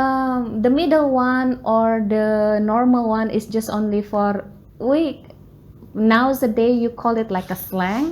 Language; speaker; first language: English; non-native, learner; Balinese